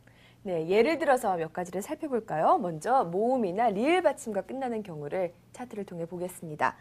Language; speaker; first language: Korean; native; Korean